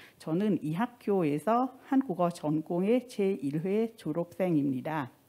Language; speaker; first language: Korean; non-native, fluent; Thai